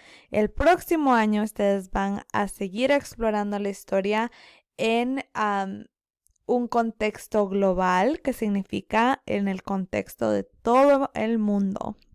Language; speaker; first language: Spanish; early bilingual, other home language; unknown